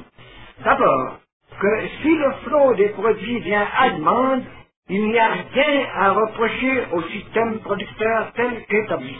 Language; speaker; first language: French; native; French